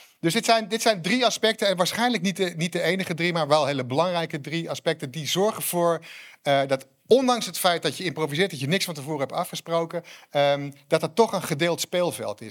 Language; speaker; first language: Dutch; native; Dutch